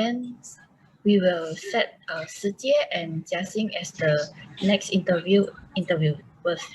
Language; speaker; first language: English; non-native, local second language; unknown